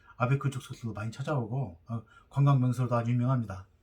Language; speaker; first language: Korean; native; Korean